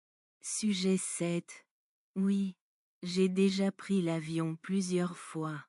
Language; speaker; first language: French; non-native, learner; Bangla